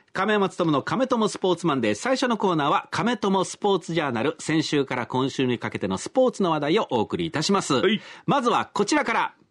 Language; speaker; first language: Japanese; native; Japanese